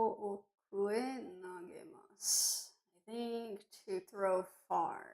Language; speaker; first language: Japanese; non-native, learner; English